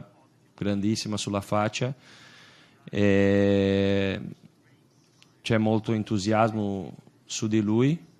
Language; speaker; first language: Italian; non-native, fluent; Portuguese